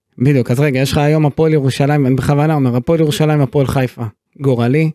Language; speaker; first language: Hebrew; native; Hebrew